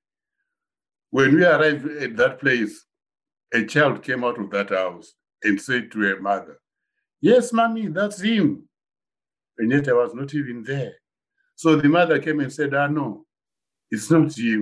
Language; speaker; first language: English; non-native, local second language; Shona